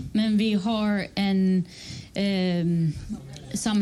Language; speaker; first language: Swedish; non-native, fluent; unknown